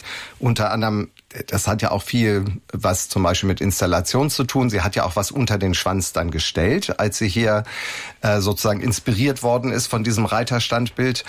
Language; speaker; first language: German; native; German